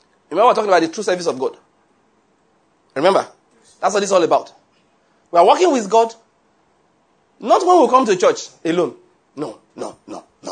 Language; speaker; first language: English; non-native, local second language; Yoruba